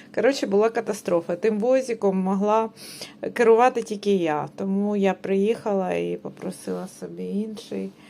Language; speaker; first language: Ukrainian; non-native, local second language; Russian